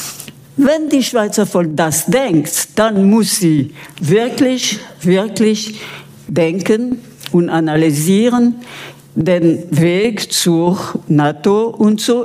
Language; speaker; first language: German; non-native, local second language; French